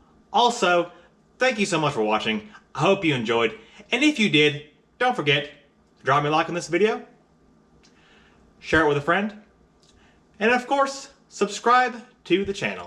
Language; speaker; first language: English; native; English